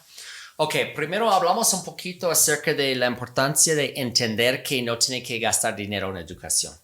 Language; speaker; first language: Spanish; non-native, fluent; English